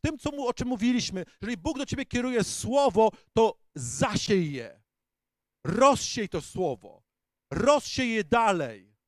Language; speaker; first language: Polish; native; Polish